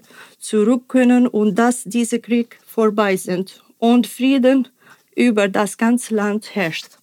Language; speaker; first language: German; non-native, fluent; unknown